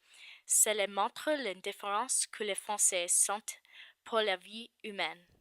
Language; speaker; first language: French; non-native, fluent; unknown